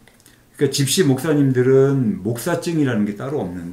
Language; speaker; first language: Korean; native; Korean